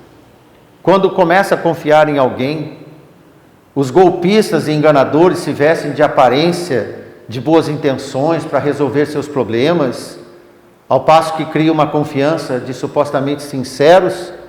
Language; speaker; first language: Portuguese; native; Portuguese